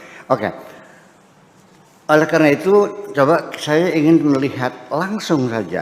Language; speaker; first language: Indonesian; native; Indonesian